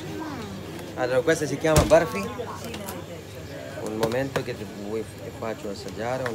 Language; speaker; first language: Italian; non-native, learner; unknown